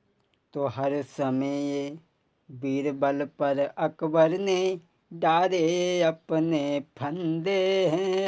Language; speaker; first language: Hindi; native; Hindi